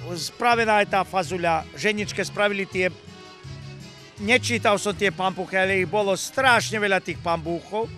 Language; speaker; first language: Slovak; native; Slovak